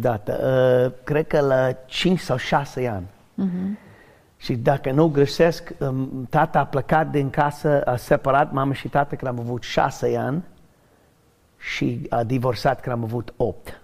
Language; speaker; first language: Romanian; non-native, learner; English